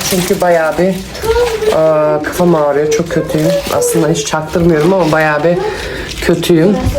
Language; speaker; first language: Turkish; early bilingual, heritage; Turkish